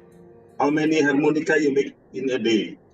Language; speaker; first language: English; non-native, learner; Indonesian